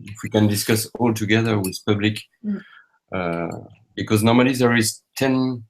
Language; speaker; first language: English; non-native, learner; French